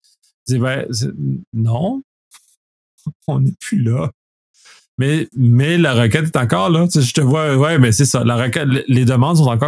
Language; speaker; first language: French; native; French